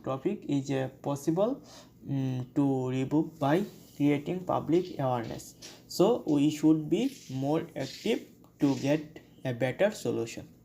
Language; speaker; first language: English; non-native, local second language; Bangla